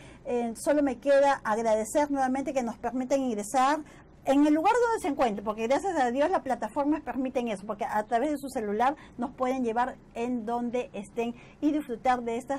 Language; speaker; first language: Spanish; native; Spanish